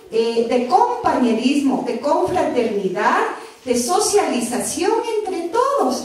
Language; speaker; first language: Spanish; native; Spanish